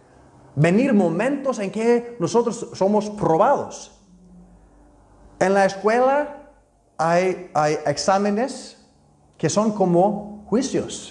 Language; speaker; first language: Spanish; non-native, fluent; Icelandic